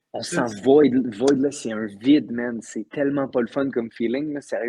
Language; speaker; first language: French; native; French